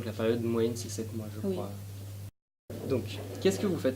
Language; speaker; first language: French; native; French